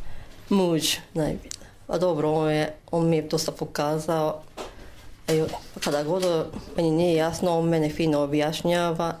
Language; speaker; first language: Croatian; non-native, learner; Japanese